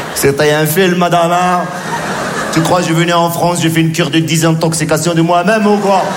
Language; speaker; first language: French; native; French